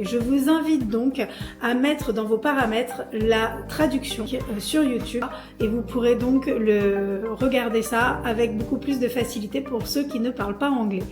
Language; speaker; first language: French; native; French